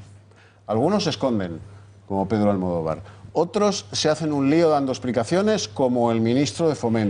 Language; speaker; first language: Spanish; native; Spanish